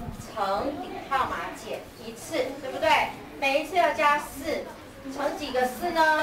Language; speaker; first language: Chinese; native; Chinese